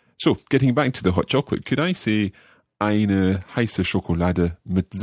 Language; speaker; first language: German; non-native, learner; English